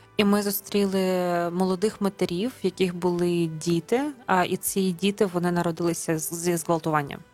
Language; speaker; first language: Ukrainian; native; Ukrainian